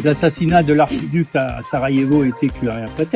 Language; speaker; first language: French; native; French